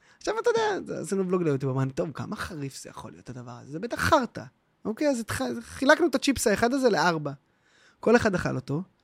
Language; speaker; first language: Hebrew; native; Hebrew